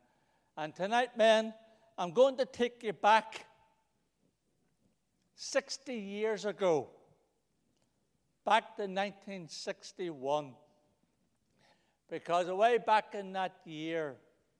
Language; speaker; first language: English; native; English